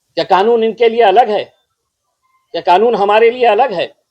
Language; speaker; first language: Hindi; non-native, local second language; Marathi